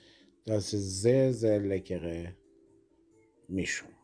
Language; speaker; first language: German; non-native, learner; Persian